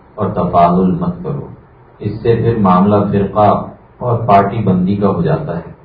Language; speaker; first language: Urdu; native; Urdu